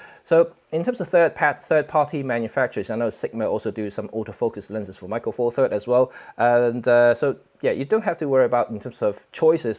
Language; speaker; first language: English; non-native, local second language; Cantonese